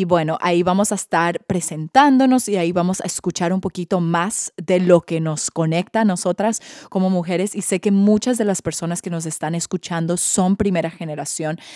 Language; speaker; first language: Spanish; early bilingual, heritage; Spanish